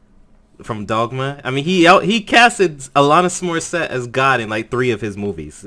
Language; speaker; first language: English; native; English